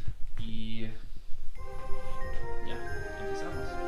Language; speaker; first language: Spanish; non-native, learner; German